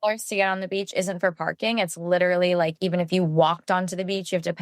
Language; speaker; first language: English; native; English